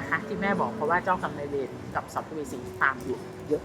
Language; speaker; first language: Thai; native; Thai